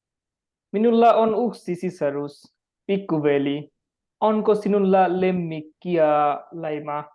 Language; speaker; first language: Finnish; non-native, learner; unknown